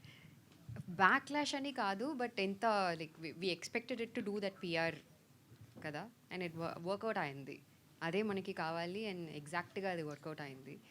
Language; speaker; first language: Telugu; non-native, fluent; Tamil